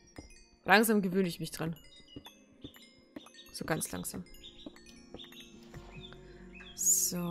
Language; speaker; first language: German; native; German